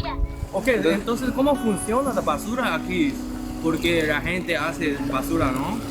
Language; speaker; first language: Spanish; non-native, learner; Japanese